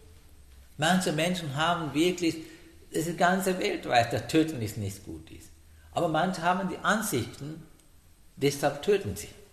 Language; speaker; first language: German; non-native, learner; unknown